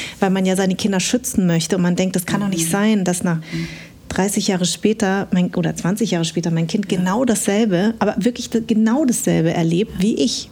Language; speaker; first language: German; early bilingual, other home language; Vietnamese